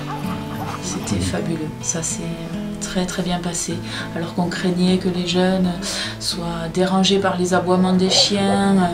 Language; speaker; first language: French; native; French